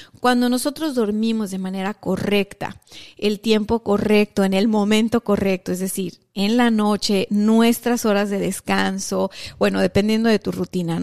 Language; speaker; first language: Spanish; native; Spanish